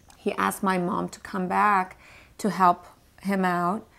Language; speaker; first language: English; early bilingual, other home language; Persian